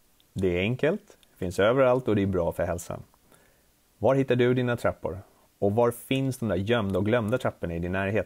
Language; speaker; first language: Swedish; native; Swedish